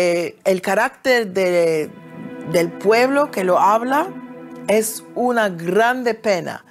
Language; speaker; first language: Spanish; early bilingual, heritage; Ladino